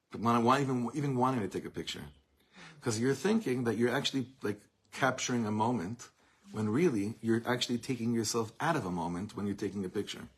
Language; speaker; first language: English; native; English